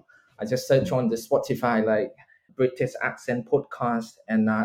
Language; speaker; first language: English; non-native, fluent; Vietnamese